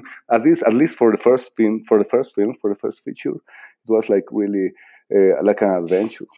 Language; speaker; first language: English; non-native, fluent; Spanish